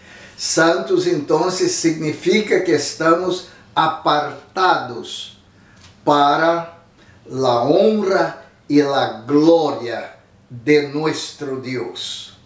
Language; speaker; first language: Spanish; non-native, fluent; Portuguese